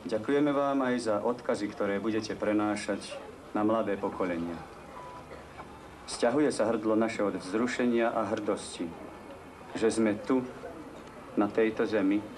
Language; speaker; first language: Slovak; native; Slovak